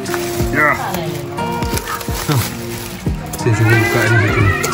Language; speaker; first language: Malay; native; Malay